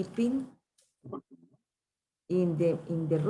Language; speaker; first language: English; non-native, learner; Spanish